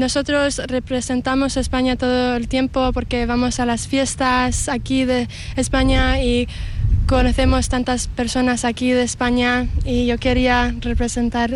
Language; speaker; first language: Spanish; early bilingual, heritage; Spanish